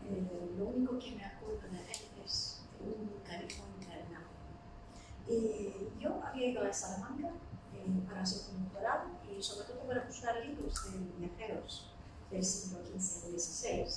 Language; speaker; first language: Spanish; non-native, fluent; Turkish